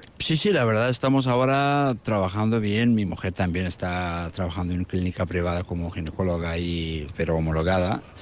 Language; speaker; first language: Spanish; non-native, fluent; Persian